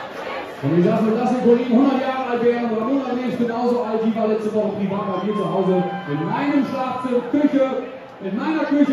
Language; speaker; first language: German; native; German